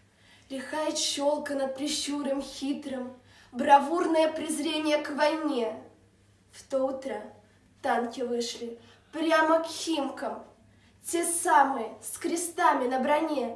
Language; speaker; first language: Russian; native; Russian